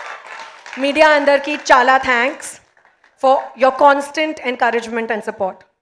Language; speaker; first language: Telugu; non-native, local second language; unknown